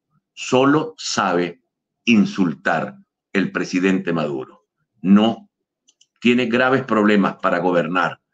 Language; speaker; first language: Spanish; native; Spanish